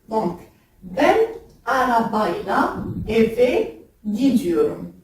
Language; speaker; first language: Turkish; non-native, learner; French